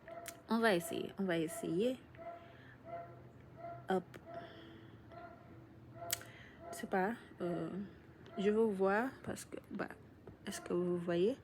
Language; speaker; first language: French; non-native, learner; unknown